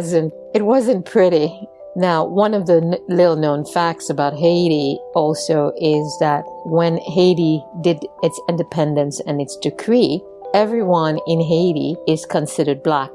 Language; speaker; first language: English; non-native, fluent; French